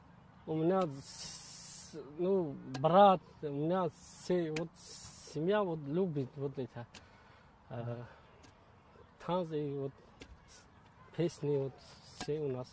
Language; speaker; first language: Russian; non-native, learner; Tajik